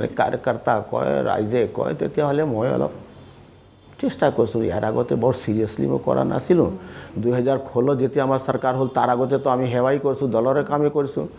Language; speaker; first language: Assamese; non-native, local second language; Hindi